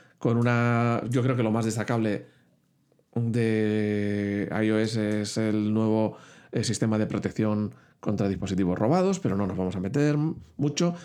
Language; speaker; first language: Spanish; native; Spanish